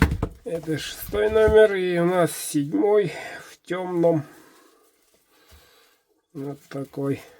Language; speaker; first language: Russian; non-native, local second language; Yakut